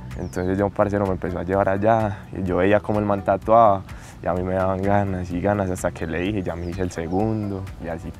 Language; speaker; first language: Spanish; native; Spanish